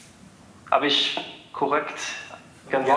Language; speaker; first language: German; non-native, fluent; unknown